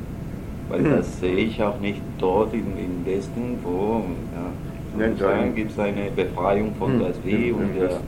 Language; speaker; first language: German; non-native, learner; Spanish